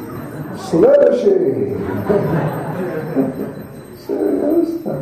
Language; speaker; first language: Russian; non-native, learner; English